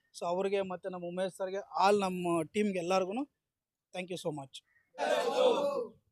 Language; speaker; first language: Kannada; native; Kannada